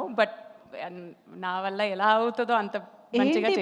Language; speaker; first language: Telugu; non-native, fluent; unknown